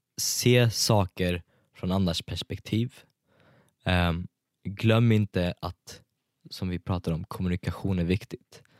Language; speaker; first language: Swedish; early bilingual, other home language; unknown